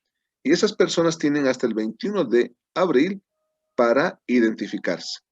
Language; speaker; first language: Spanish; native; Spanish